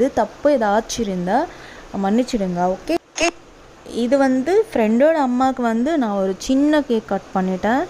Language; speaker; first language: Tamil; non-native, local second language; Telugu